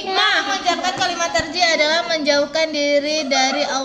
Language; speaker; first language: Indonesian; native; Indonesian